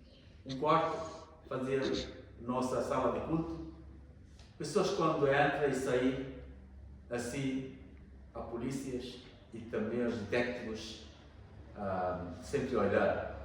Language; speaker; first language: Portuguese; non-native, learner; Bangla